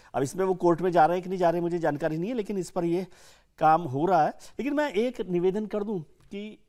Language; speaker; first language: Hindi; native; Hindi